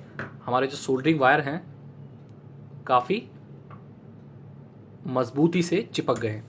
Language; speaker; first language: Hindi; native; Hindi